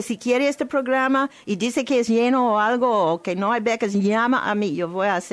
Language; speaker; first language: Spanish; non-native, learner; English